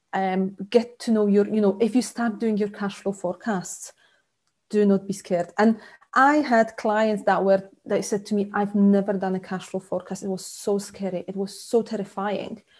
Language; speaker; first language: English; non-native, fluent; Polish